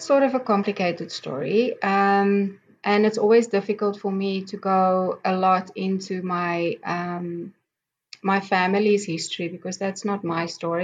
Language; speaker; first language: English; non-native, local second language; Afrikaans